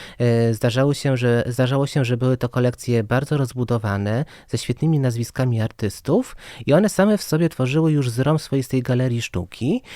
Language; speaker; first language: Polish; native; Polish